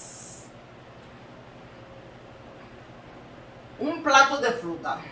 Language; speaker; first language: Spanish; non-native, learner; Haitian Creole